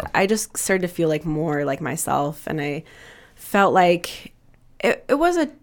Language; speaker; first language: English; native; English